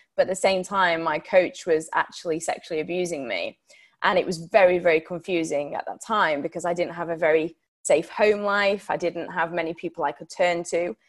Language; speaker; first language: English; native; English